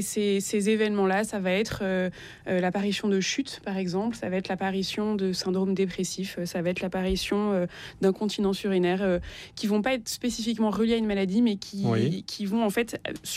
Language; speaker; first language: French; native; French